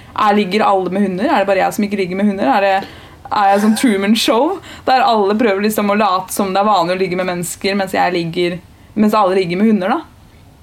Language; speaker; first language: Norwegian; early bilingual, other home language; Turkish